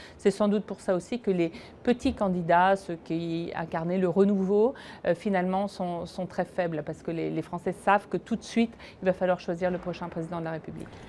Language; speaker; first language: French; native; French